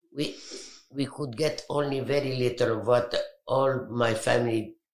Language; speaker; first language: English; non-native, fluent; Arabic